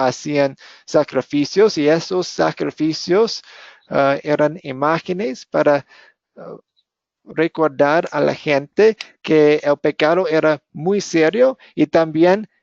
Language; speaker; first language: Spanish; non-native, fluent; English